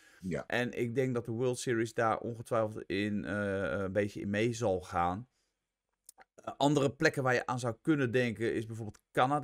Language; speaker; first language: Dutch; native; Dutch